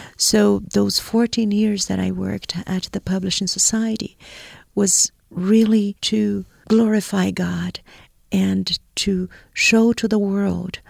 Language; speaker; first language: English; non-native, fluent; Portuguese